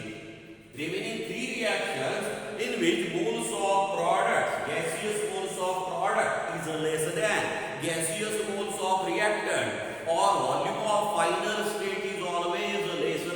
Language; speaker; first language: English; non-native, local second language; Marathi